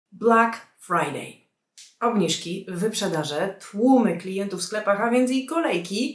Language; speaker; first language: Polish; native; Polish